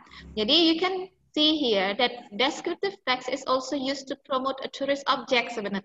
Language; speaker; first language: English; non-native, fluent; Indonesian